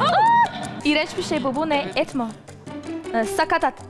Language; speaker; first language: Turkish; early bilingual, heritage; Turkish